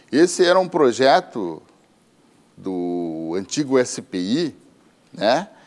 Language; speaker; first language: Portuguese; native; Portuguese